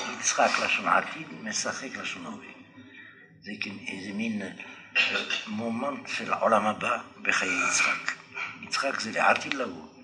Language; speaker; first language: Hebrew; non-native, fluent; French